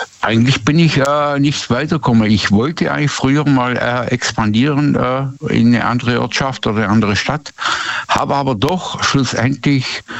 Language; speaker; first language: German; native; German